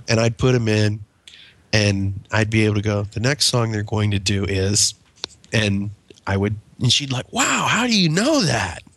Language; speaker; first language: English; native; English